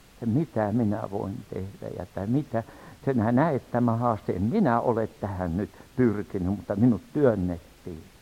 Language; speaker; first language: Finnish; native; Finnish